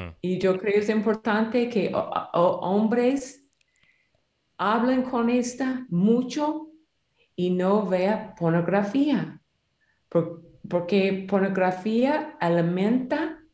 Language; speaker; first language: Spanish; non-native, learner; English